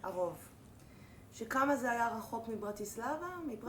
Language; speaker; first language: Hebrew; native; Hebrew